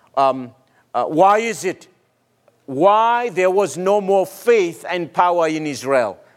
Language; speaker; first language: English; non-native, fluent; Malagasy